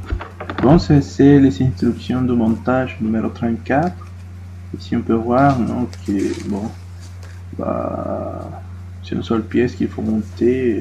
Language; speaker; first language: French; non-native, fluent; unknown